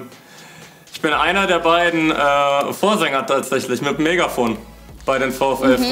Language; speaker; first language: German; native; German